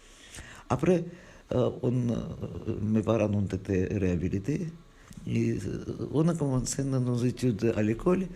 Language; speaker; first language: French; non-native, fluent; Russian